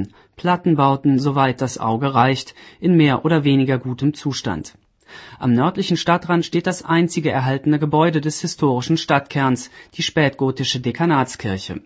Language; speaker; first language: German; native; German